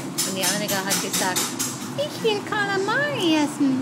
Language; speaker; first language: German; non-native, learner; English